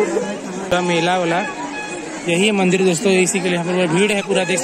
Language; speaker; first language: Hindi; native; Hindi